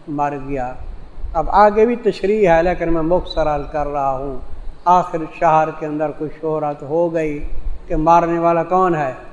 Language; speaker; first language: Urdu; non-native, local second language; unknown